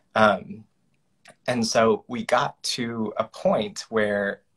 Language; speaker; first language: English; native; English